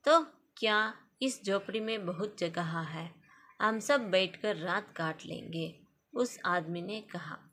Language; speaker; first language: Hindi; non-native, local second language; Kannada